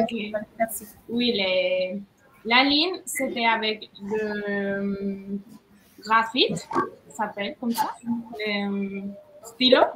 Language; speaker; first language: French; non-native, learner; Spanish